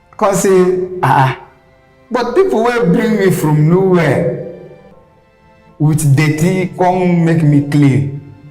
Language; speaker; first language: Nigerian Pidgin; non-native, local second language; Hausa